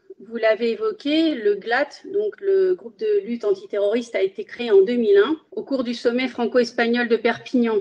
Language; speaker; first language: French; early bilingual, other home language; Spanish